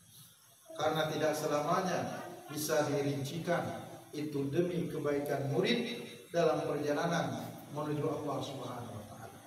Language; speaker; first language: Indonesian; non-native, local second language; Achinese